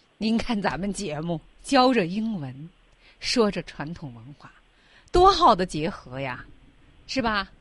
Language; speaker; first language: Chinese; native; Chinese